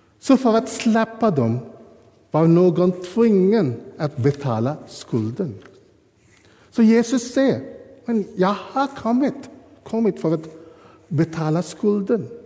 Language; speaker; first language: Swedish; non-native, fluent; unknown